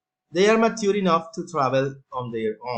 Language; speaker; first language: English; non-native, fluent; Spanish